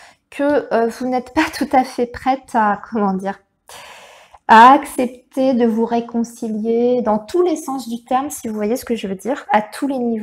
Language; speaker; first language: French; native; French